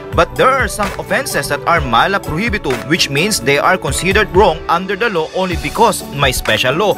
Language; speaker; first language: English; non-native, local second language; Filipino